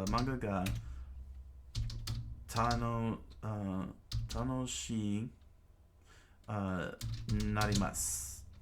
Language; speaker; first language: Japanese; non-native, learner; English